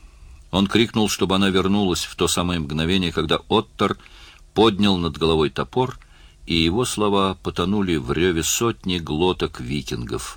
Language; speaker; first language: Russian; native; Russian